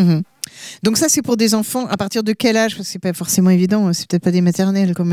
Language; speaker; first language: French; native; French